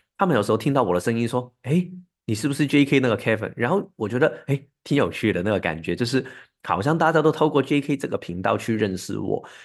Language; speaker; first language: Chinese; non-native, local second language; Cantonese